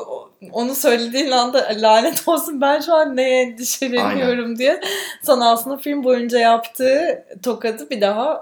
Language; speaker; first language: Turkish; native; Turkish